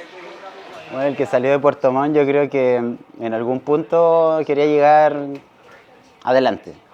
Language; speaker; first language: Spanish; native; Spanish